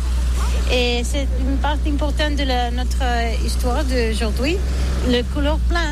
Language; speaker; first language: French; non-native, learner; Catalan